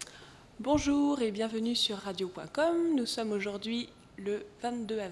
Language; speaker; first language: French; native; French